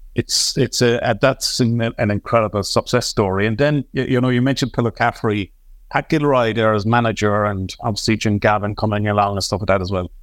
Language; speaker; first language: English; native; English